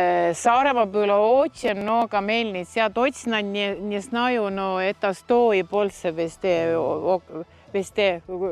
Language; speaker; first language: Russian; non-native, local second language; Estonian